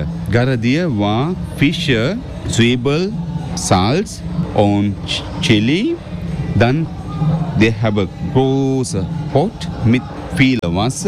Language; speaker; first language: German; non-native, learner; Sinhala